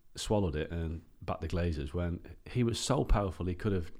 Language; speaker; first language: English; native; English